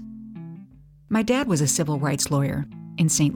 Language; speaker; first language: English; native; English